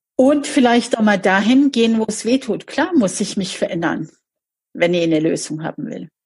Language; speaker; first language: German; native; German